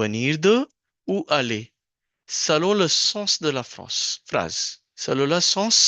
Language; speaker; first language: French; non-native, fluent; Hindi